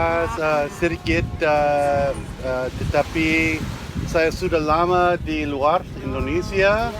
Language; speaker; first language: Indonesian; non-native, learner; English